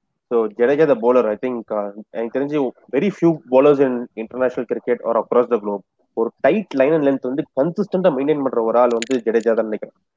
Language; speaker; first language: English; non-native, local second language; Tamil